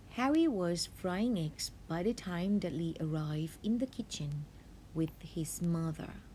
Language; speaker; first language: English; non-native, fluent; Thai